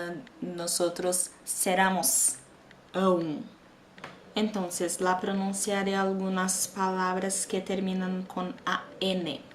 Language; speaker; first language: Spanish; non-native, fluent; Portuguese